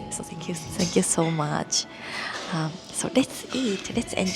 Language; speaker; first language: English; non-native, learner; Japanese